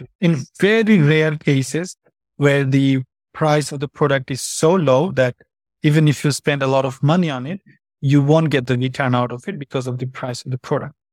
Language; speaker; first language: English; non-native, fluent; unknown